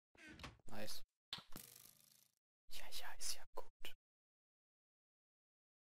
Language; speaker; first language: German; native; German